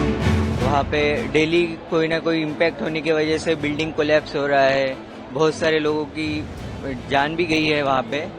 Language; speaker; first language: Hindi; native; Hindi